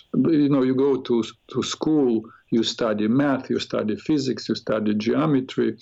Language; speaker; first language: English; non-native, fluent; Russian